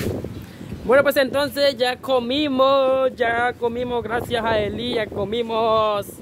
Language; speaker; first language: Spanish; native; Spanish